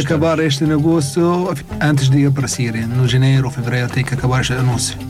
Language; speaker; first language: Portuguese; non-native, learner; Arabic